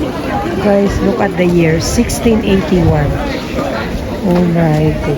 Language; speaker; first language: English; non-native, local second language; Filipino